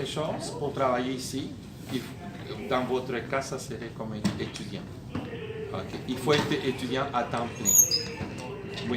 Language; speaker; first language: French; native; French